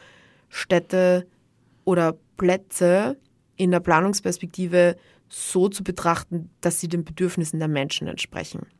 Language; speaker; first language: German; native; German